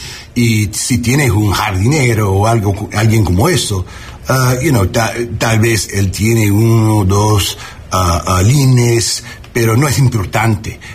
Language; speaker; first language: Spanish; non-native, learner; English